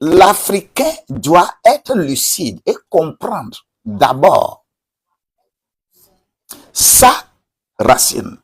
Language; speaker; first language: French; non-native, local second language; Ewe